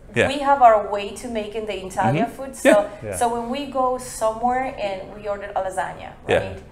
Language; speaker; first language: English; non-native, fluent; Spanish